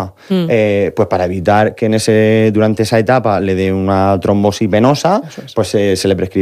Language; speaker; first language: Spanish; native; Spanish